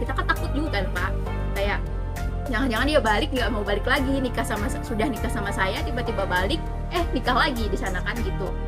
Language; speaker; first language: Indonesian; native; Indonesian